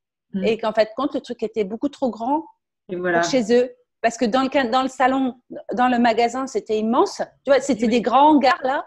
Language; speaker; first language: French; native; French